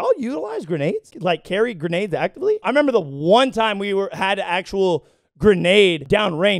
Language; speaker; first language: English; native; English